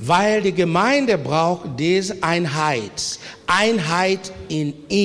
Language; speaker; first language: German; non-native, learner; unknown